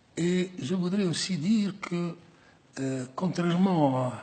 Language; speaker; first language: French; non-native, local second language; Arabic